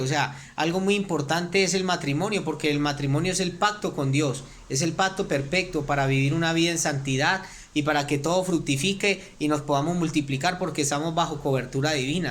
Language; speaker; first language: Spanish; native; Spanish